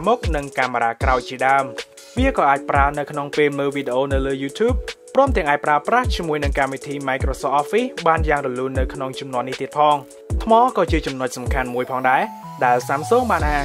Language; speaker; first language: Khmer; native; Khmer